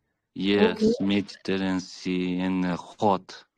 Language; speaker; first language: English; non-native, learner; Kyrgyz